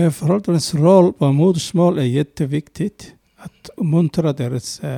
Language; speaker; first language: Swedish; non-native, fluent; Somali